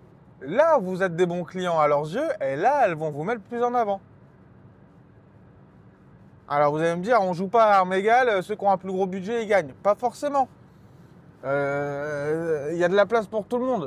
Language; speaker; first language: French; native; French